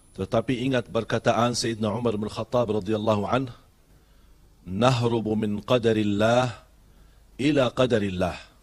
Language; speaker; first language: Malay; non-native, fluent; Arabic